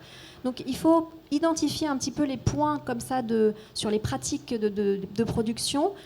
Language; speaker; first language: French; native; French